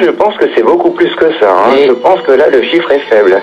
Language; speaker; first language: French; native; French